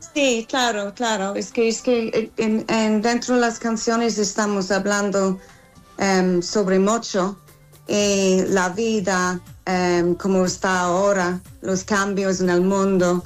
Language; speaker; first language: Spanish; non-native, fluent; English